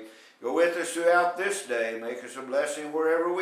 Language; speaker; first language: English; native; English